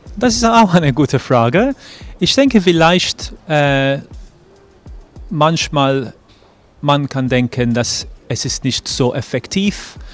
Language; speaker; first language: German; non-native, fluent; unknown